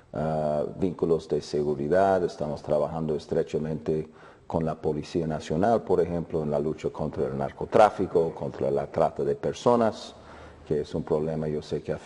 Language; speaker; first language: Spanish; non-native, fluent; English